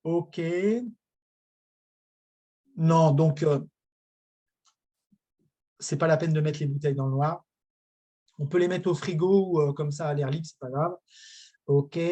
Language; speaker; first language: French; native; French